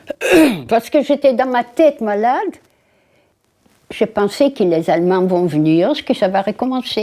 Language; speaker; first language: French; non-native, fluent; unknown